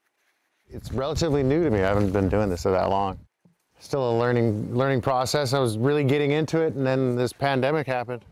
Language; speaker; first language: English; native; English